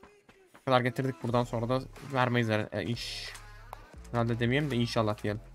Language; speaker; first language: Turkish; native; Turkish